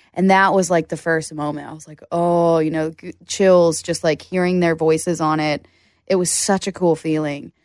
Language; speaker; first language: English; native; English